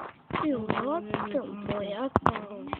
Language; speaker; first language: Russian; non-native, learner; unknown